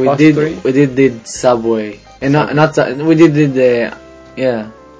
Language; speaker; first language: English; non-native, fluent; Hebrew